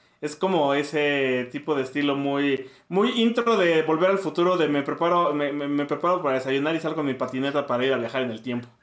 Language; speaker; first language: Spanish; native; Spanish